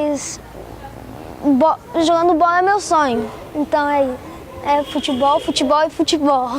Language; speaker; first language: Portuguese; early bilingual, heritage; Portuguese